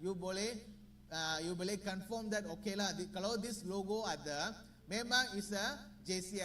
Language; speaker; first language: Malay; non-native, learner; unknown